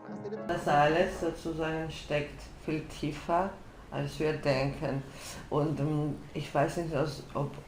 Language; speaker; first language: German; non-native, fluent; Georgian